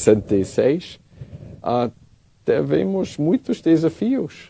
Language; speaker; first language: Portuguese; non-native, learner; English